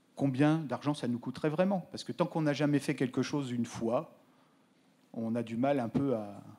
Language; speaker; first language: French; native; French